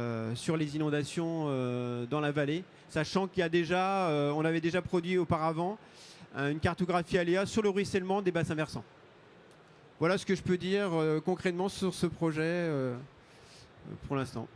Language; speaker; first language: French; native; French